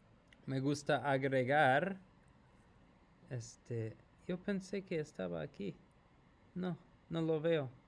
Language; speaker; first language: Spanish; non-native, fluent; English